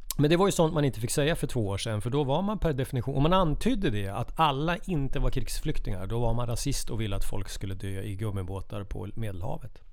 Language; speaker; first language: Swedish; native; Swedish